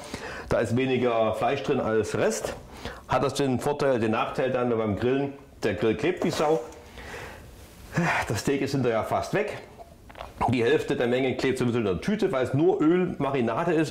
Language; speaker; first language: German; native; German